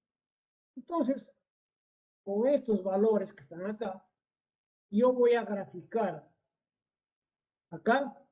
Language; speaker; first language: Spanish; native; Spanish